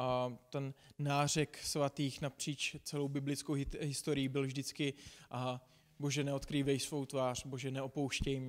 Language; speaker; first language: Czech; non-native, fluent; English